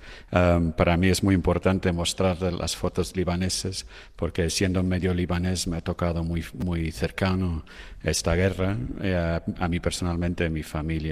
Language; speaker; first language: Spanish; non-native, fluent; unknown